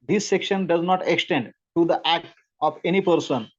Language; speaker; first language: English; non-native, local second language; Marathi